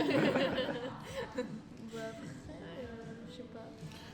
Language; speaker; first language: French; native; French